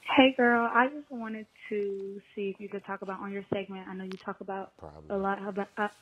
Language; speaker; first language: English; native; English